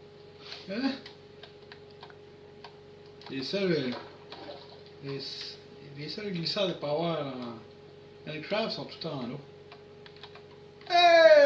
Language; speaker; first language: French; native; French